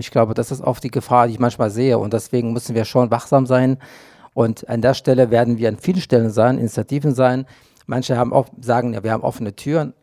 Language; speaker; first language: German; non-native, fluent; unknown